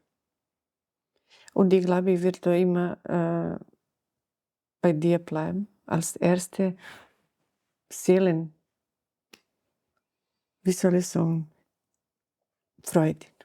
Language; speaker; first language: German; non-native, learner; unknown